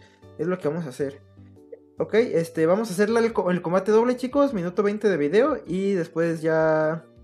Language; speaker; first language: Spanish; native; Spanish